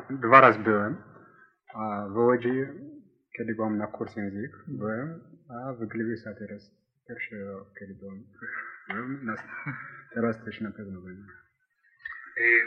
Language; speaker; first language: Polish; non-native, learner; Amharic